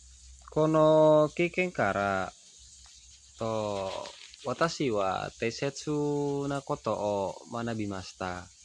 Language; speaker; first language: Japanese; non-native, learner; Indonesian